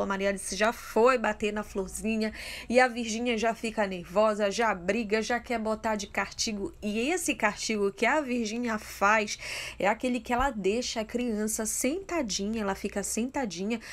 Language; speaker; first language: Portuguese; native; Portuguese